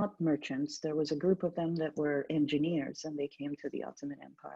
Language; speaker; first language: English; non-native, fluent; Turkish